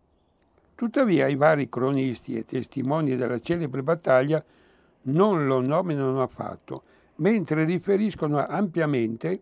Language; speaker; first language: Italian; native; Italian